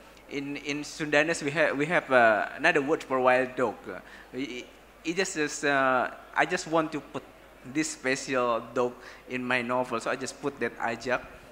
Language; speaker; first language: English; non-native, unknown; Sundanese